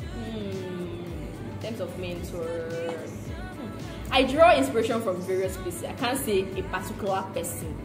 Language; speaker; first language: English; non-native, local second language; Yoruba